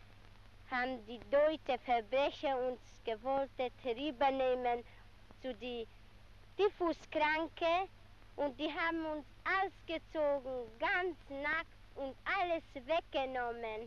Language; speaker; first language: German; non-native, learner; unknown